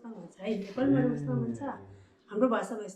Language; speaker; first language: Nepali; non-native, local second language; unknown